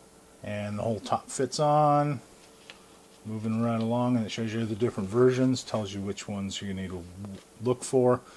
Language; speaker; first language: English; native; English